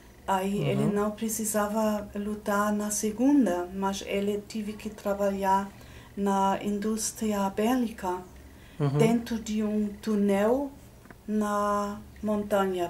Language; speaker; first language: Portuguese; non-native, fluent; German